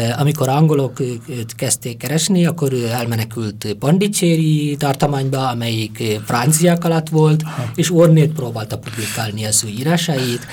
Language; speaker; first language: Hungarian; non-native, fluent; Tamil